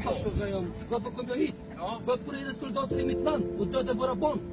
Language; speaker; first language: Swedish; non-native, fluent; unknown